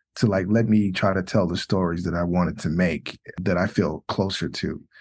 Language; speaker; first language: English; native; English